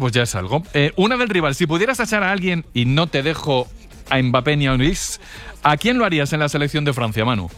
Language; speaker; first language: Spanish; native; Spanish